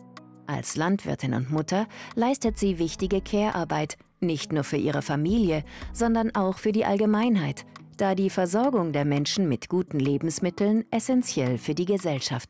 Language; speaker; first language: German; native; German